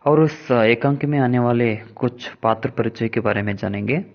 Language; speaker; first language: Hindi; non-native, local second language; Kannada